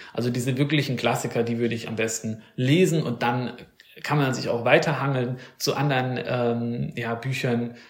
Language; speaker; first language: German; native; German